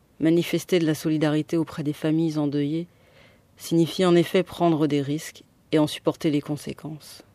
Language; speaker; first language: French; native; French